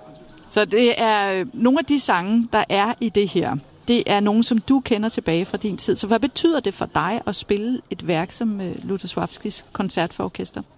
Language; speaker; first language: Danish; native; Danish